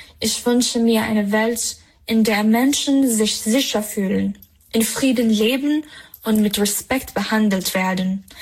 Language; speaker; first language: German; non-native, fluent; Persian